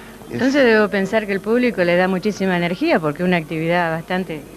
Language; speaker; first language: Spanish; native; Spanish